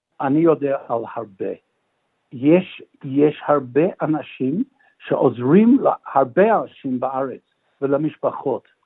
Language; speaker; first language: Hebrew; non-native, fluent; English